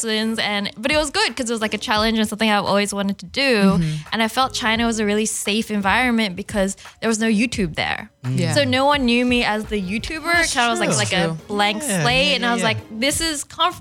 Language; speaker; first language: English; non-native, local second language; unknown